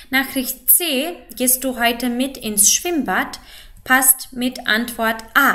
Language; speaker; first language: German; non-native, fluent; Macedonian